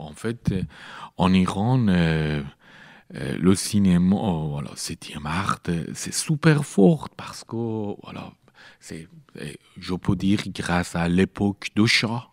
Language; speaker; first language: French; non-native, learner; Persian